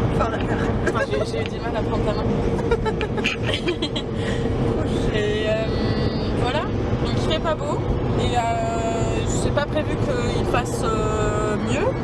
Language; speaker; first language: French; native; French